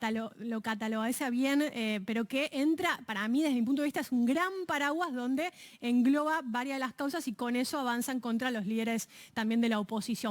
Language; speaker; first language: Spanish; native; Spanish